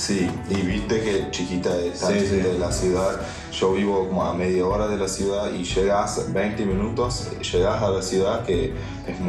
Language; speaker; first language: Spanish; non-native, fluent; English